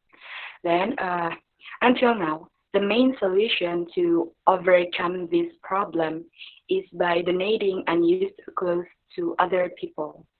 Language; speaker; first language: English; non-native, local second language; Indonesian